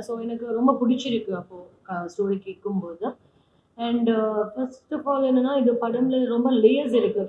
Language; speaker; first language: Tamil; non-native, fluent; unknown